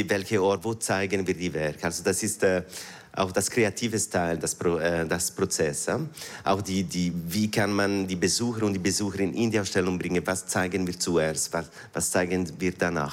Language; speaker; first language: German; non-native, fluent; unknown